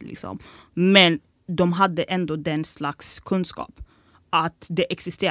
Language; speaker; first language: Swedish; early bilingual, other home language; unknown